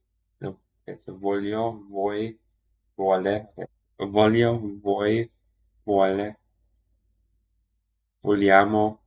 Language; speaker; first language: Italian; non-native, learner; English